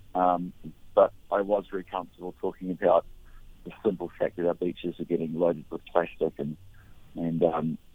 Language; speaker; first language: English; native; English